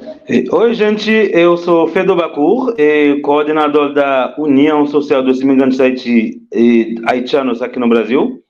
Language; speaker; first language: Portuguese; non-native, fluent; Haitian Creole